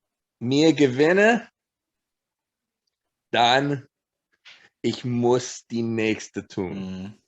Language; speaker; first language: German; non-native, learner; English